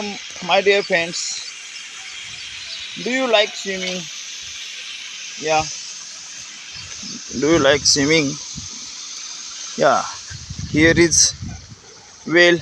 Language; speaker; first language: English; non-native, learner; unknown